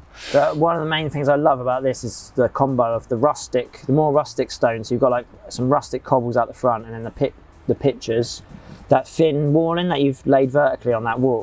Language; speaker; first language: English; native; English